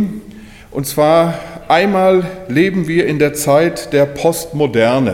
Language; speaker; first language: German; native; German